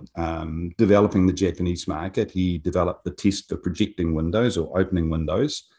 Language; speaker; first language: English; native; English